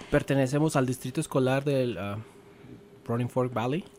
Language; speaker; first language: Spanish; native; Spanish